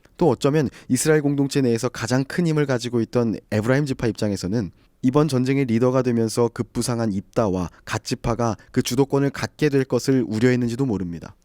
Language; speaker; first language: Korean; native; Korean